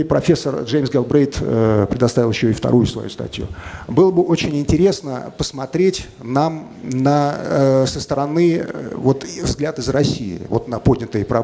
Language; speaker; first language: Russian; native; Russian